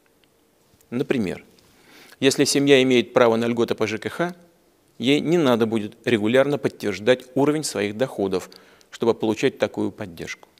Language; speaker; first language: Russian; native; Russian